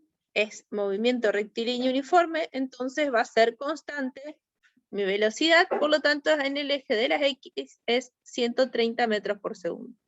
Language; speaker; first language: Spanish; native; Spanish